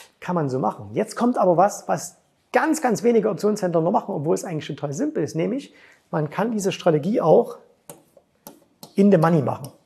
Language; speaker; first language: German; native; German